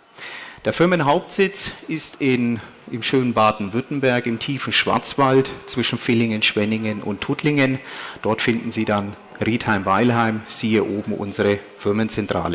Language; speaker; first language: German; native; German